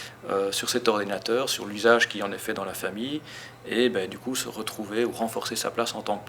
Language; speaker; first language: French; native; French